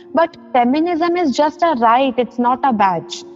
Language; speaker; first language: Hindi; non-native, local second language; Assamese